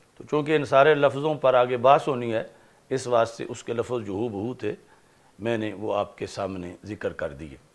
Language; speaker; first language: Urdu; non-native, local second language; Punjabi